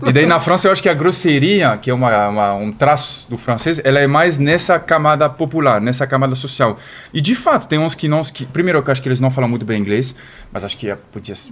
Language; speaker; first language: Portuguese; non-native, fluent; French